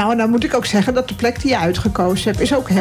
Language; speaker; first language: Dutch; native; Dutch